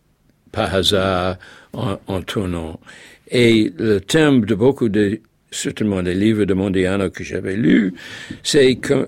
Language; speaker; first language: French; non-native, fluent; English